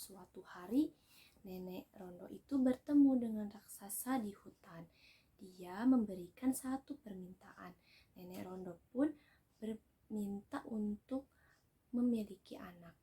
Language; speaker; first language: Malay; non-native, local second language; Sundanese